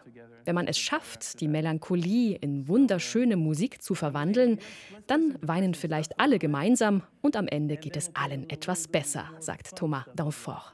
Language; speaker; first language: German; native; German